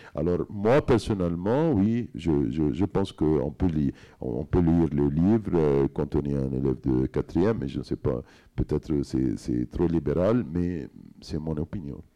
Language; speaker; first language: French; non-native, fluent; Arabic